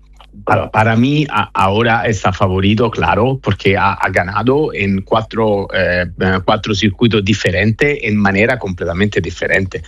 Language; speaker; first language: Spanish; non-native, fluent; Italian